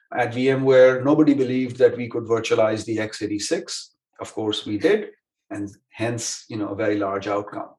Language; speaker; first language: English; non-native, local second language; Hindi